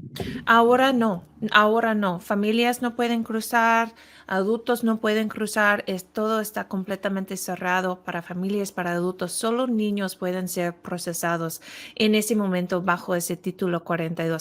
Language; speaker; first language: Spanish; non-native, fluent; English